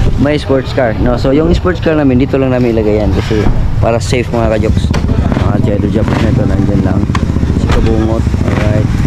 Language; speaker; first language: Filipino; non-native, local second language; Cebuano